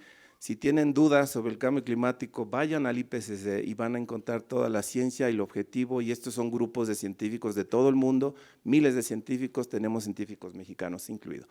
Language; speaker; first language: Spanish; native; Spanish